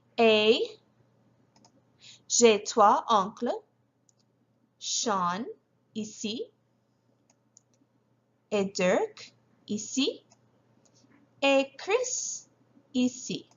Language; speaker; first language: French; non-native, fluent; English